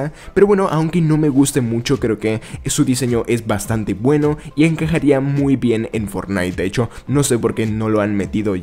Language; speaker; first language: Spanish; native; Spanish